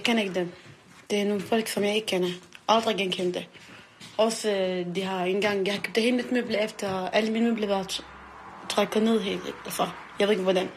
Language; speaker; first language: Danish; non-native, learner; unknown